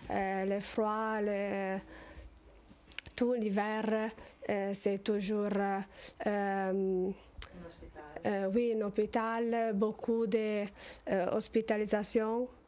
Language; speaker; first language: French; non-native, learner; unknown